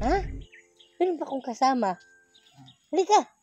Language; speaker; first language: Filipino; non-native, local second language; Cebuano